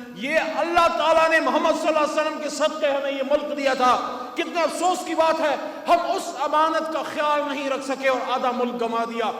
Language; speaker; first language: Urdu; non-native, local second language; Pashto